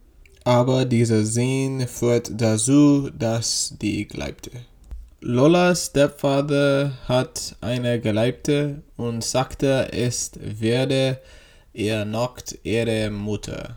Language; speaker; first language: German; non-native, learner; English